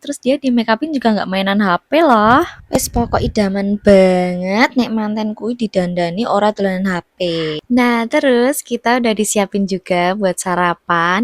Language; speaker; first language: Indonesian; non-native, local second language; Javanese